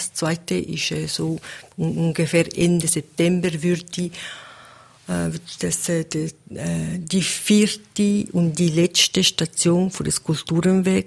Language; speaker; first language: German; non-native, local second language; Italian